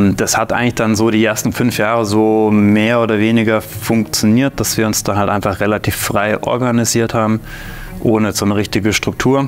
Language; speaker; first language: German; native; German